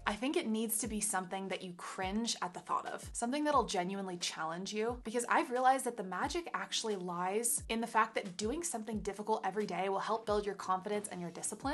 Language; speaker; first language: English; native; English